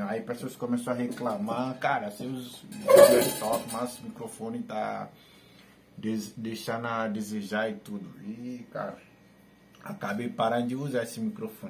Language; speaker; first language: Portuguese; non-native, learner; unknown